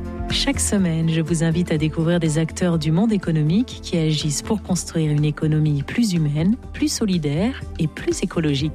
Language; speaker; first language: French; native; French